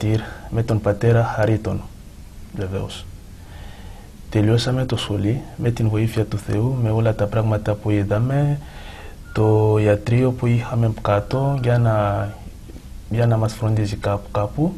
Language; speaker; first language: Greek; non-native, fluent; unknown